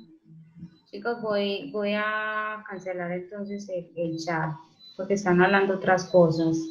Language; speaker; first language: Spanish; native; Spanish